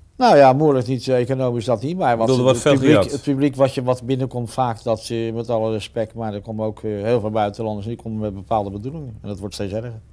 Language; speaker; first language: Dutch; native; Dutch